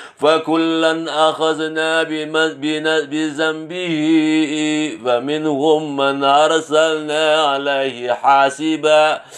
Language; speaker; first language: Arabic; non-native, learner; Indonesian